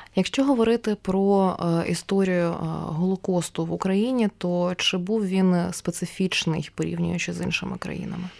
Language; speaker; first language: Ukrainian; native; Ukrainian